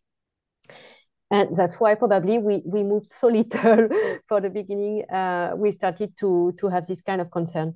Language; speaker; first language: English; non-native, fluent; French